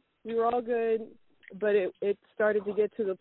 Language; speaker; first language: English; native; English